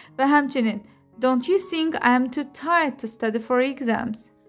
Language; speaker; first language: English; non-native, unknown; Azerbaijani